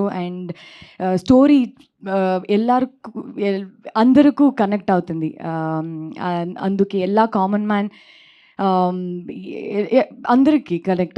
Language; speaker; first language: Telugu; non-native, learner; Kannada